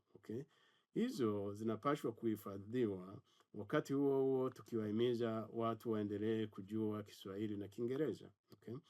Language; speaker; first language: Swahili; non-native, local second language; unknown